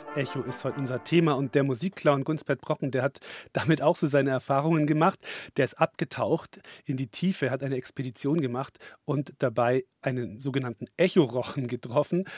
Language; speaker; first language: German; native; German